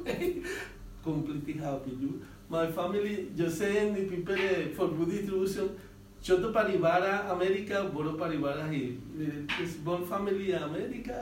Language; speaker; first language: English; non-native, learner; Spanish